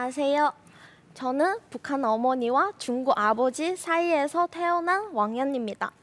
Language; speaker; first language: Korean; non-native, fluent; Chinese